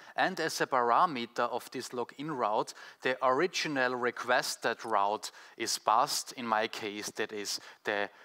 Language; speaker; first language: English; non-native, fluent; German